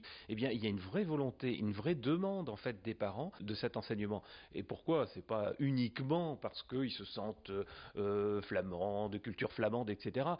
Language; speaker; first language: French; native; French